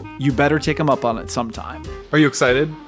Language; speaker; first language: English; native; English